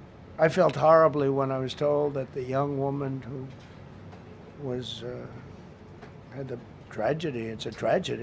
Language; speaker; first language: English; native; English